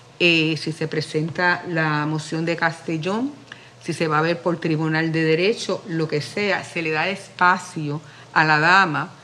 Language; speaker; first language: Spanish; native; Spanish